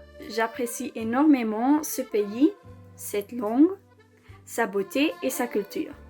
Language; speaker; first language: French; non-native, fluent; Dutch